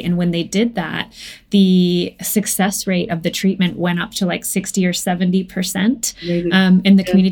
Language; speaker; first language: English; native; English